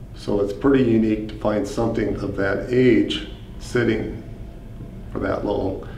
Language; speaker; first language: English; native; English